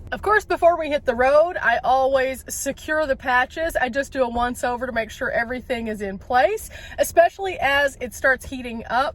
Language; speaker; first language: English; native; English